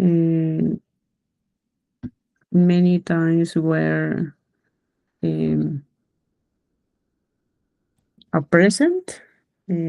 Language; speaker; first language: English; non-native, learner; Spanish